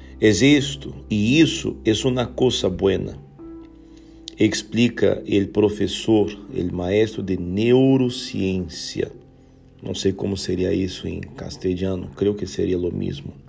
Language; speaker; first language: Portuguese; non-native, learner; Spanish